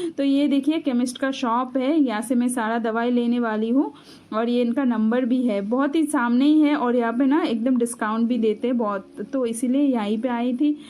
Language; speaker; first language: Hindi; non-native, local second language; Bangla